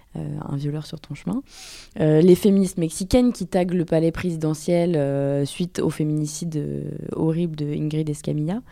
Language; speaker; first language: French; native; French